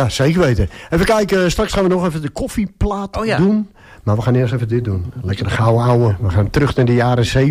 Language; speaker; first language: Dutch; native; Dutch